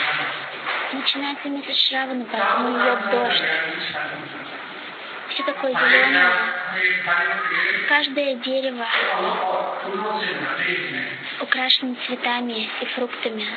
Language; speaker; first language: Russian; native; Russian